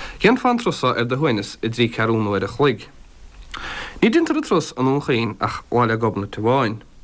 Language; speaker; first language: Irish; native; Irish